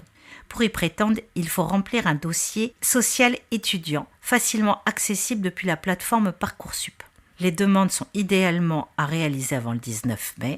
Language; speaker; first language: French; native; French